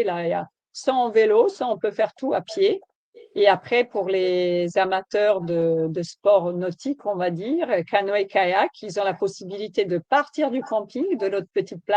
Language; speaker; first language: French; native; French